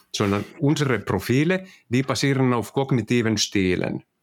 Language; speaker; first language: German; non-native, fluent; Finnish